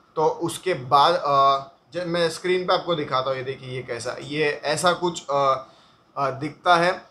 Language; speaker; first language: Hindi; non-native, local second language; Marathi